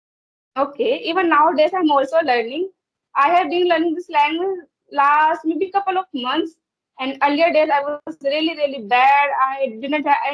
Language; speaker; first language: English; non-native, learner; Hindi